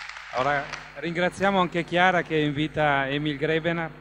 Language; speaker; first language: Italian; native; Italian